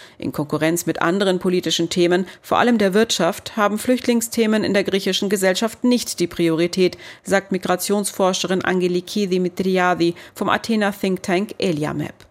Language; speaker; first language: German; native; German